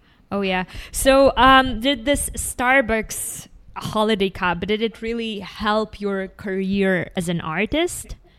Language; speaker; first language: English; non-native, fluent; Ukrainian